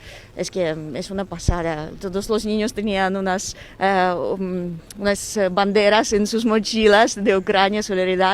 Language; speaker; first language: Spanish; non-native, fluent; Ukrainian